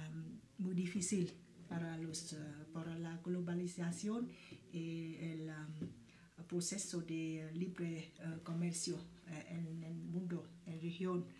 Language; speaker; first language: Spanish; non-native, fluent; Vietnamese